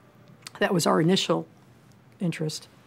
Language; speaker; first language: English; native; English